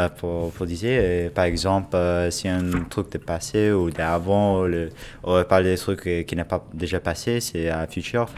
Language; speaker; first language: French; non-native, learner; English